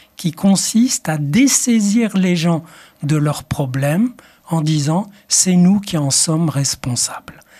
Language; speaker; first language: French; non-native, local second language; Arabic